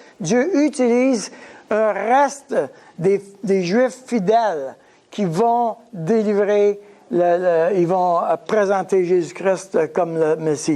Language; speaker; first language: French; native; French